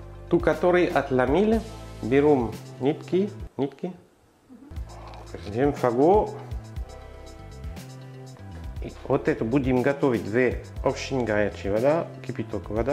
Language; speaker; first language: Russian; non-native, learner; French